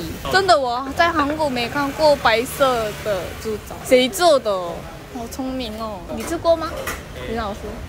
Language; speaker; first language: Chinese; non-native, learner; Korean